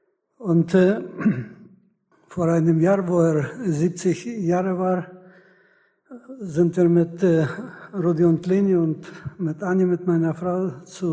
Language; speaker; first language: German; non-native, fluent; Russian